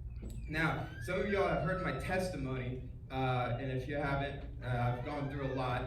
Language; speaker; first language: English; native; English